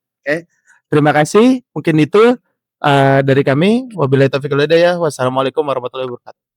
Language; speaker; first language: Indonesian; native; Indonesian